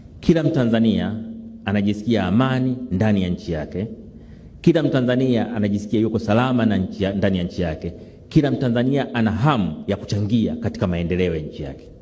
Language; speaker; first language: Swahili; native; Swahili